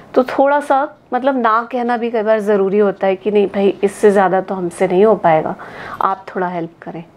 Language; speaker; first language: Hindi; native; Hindi